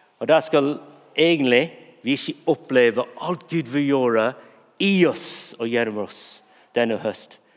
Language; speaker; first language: Norwegian; non-native, fluent; English